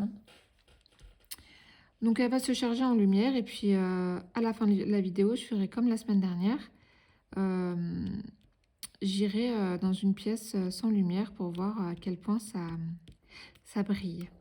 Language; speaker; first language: French; native; French